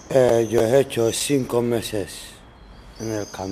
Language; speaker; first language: Spanish; non-native, learner; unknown